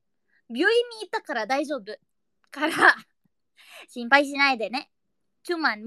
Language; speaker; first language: Japanese; non-native, learner; Indonesian